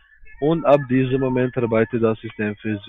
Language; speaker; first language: German; non-native, learner; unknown